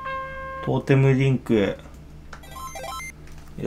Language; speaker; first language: Japanese; native; Japanese